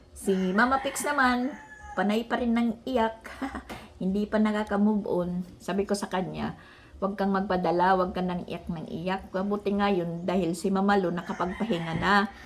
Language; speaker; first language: Filipino; non-native, local second language; Waray